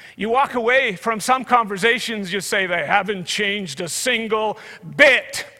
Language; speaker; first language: English; native; English